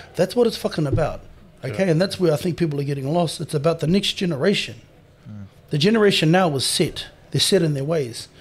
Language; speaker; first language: English; native; English